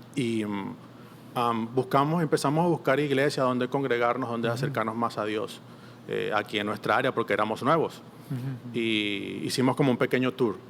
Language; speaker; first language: Spanish; native; Spanish